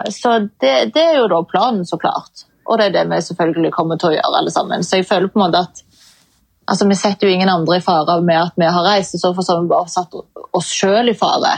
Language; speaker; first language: Norwegian; early bilingual, other home language; Arabic